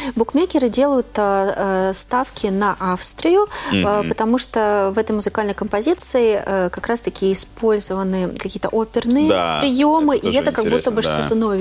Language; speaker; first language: Russian; native; Russian